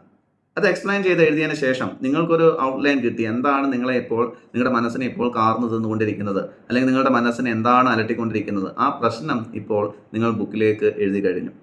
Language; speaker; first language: Malayalam; native; Malayalam